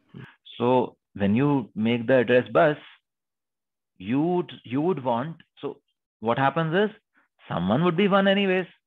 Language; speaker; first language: English; non-native, local second language; Hindi